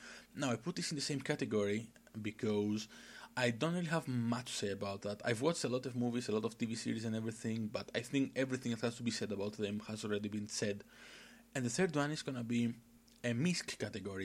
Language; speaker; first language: English; non-native, fluent; Greek